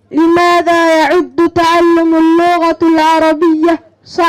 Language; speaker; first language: Arabic; non-native, learner; Somali